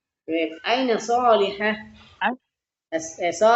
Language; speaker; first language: Arabic; non-native, fluent; Indonesian